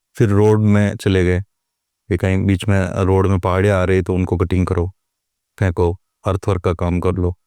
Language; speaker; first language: Hindi; non-native, local second language; Marwari